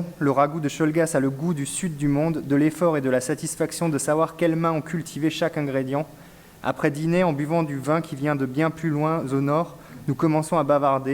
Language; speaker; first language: French; native; French